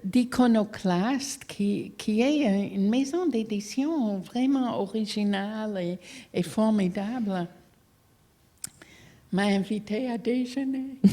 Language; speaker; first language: French; non-native, fluent; English